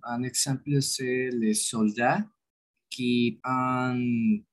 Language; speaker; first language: French; non-native, learner; Spanish